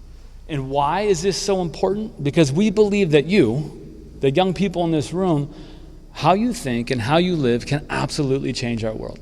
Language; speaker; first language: English; native; English